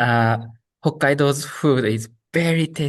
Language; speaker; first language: English; non-native, learner; Japanese